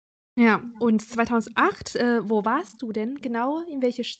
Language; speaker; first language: German; non-native, fluent; Chinese